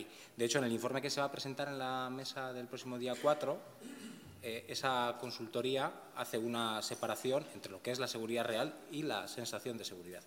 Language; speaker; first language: Spanish; native; Spanish